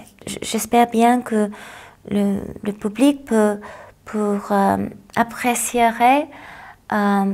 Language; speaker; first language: French; non-native, fluent; English